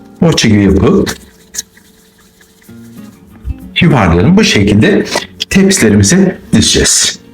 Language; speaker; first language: Turkish; native; Turkish